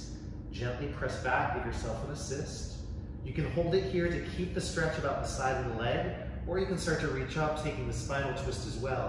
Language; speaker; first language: English; native; English